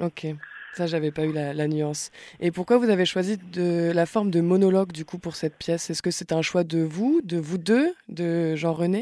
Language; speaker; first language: French; native; French